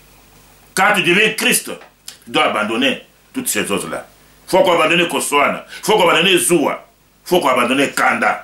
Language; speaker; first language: French; non-native, local second language; Lingala